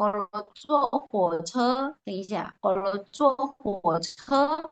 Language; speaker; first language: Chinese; non-native, fluent; Indonesian